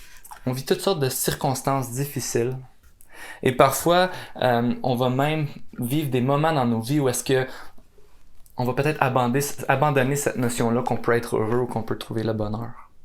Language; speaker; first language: French; native; French